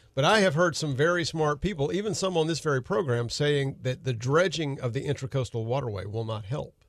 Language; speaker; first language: English; native; English